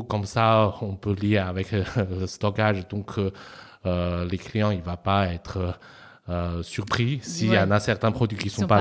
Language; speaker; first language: French; non-native, fluent; Chinese